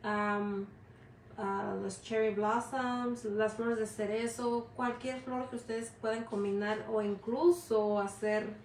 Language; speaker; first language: Spanish; early bilingual, heritage; Spanish